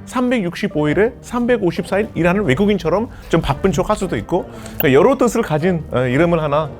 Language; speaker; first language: Korean; non-native, fluent; Hindi